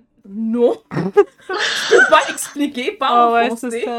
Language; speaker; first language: French; non-native, fluent; German